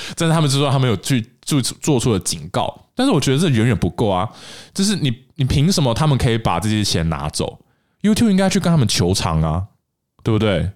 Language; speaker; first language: Chinese; native; Chinese